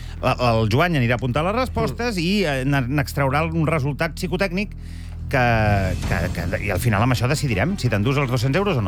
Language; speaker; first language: Catalan; native; Catalan